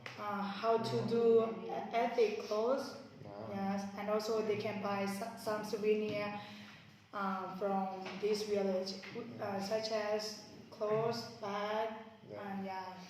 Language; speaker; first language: English; non-native, learner; Thai